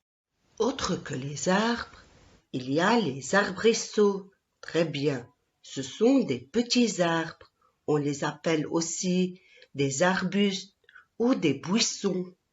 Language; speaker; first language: French; non-native, local second language; Arabic